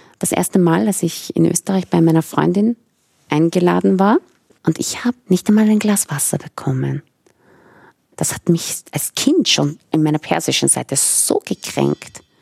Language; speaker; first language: German; early bilingual, other home language; Persian